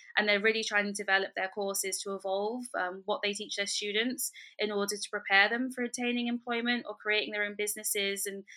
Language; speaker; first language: English; native; English